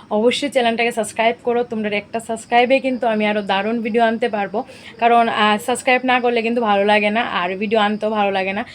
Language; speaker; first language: Bangla; native; Bangla